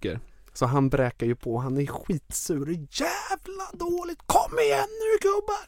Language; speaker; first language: Swedish; native; Swedish